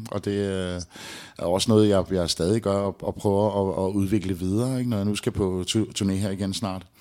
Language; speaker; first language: Danish; native; Danish